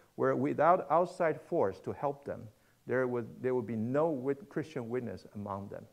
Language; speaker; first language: English; non-native, fluent; Chinese